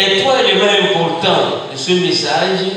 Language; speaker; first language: French; non-native, local second language; Ewe